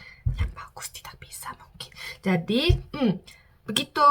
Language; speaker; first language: Indonesian; non-native, fluent; Korean